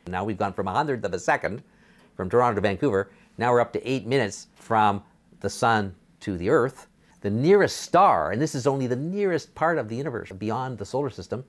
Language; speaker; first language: English; native; English